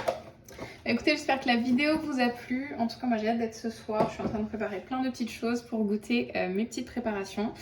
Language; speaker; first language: French; native; French